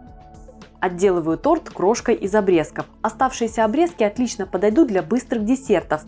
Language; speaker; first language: Russian; native; Russian